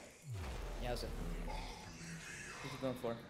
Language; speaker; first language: English; native; English